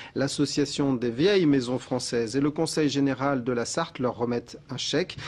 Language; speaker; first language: French; native; French